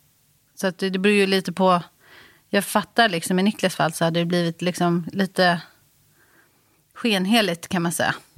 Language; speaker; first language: Swedish; native; Swedish